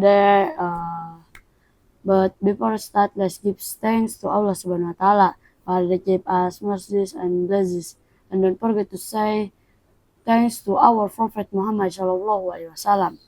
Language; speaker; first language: English; non-native, learner; Indonesian